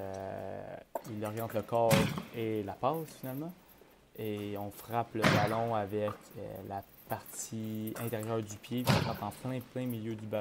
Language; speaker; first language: French; native; French